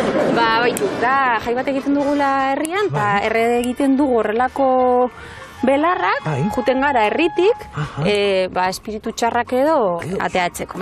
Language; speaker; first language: Basque; non-native, local second language; Spanish